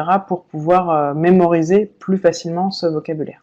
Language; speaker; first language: French; native; French